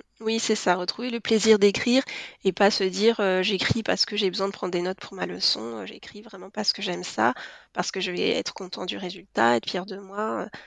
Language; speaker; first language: French; native; French